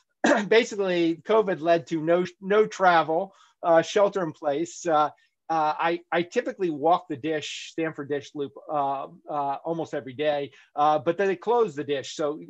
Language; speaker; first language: English; native; English